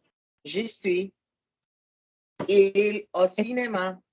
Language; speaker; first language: French; non-native, fluent; Spanish